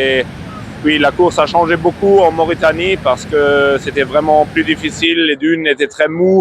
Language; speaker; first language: French; non-native, fluent; German